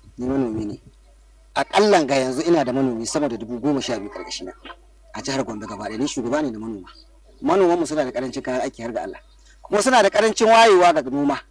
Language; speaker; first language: Hausa; non-native, local second language; Fula